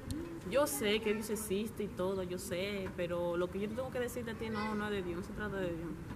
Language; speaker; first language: Spanish; native; Spanish